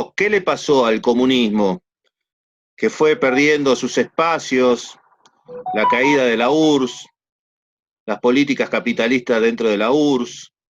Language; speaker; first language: Spanish; native; Spanish